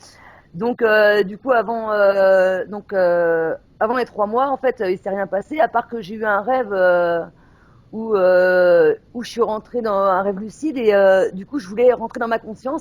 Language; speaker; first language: French; native; French